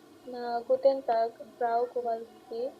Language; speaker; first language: German; non-native, learner; Bangla